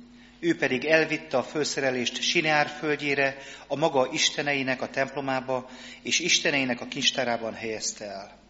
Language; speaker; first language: Hungarian; native; Hungarian